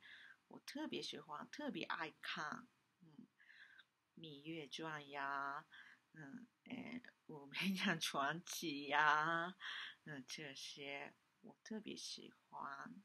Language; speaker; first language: Chinese; non-native, fluent; Japanese